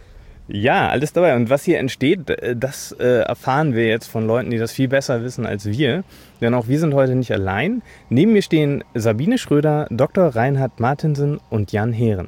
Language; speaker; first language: German; native; German